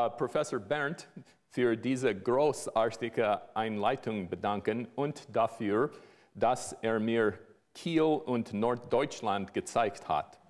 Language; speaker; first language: German; non-native, learner; English